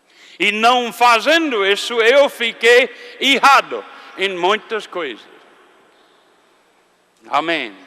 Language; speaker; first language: Portuguese; non-native, fluent; English